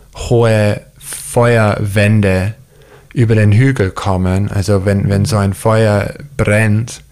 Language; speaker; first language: German; early bilingual, heritage; German